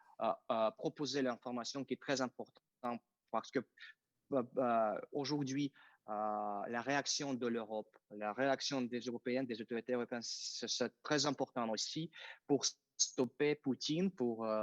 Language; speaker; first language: French; non-native, fluent; Russian